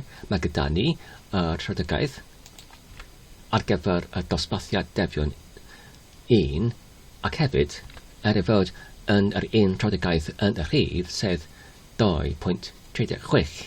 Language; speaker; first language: Welsh; non-native, learner; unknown